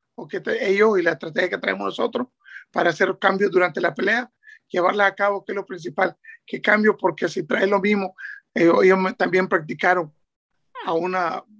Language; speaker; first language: Spanish; native; Spanish